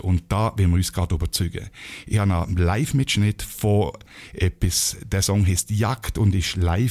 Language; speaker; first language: German; native; German